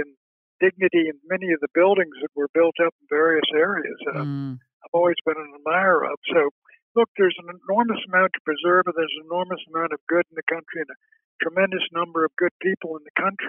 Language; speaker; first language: English; native; English